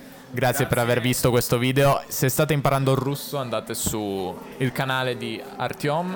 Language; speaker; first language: Italian; native; Italian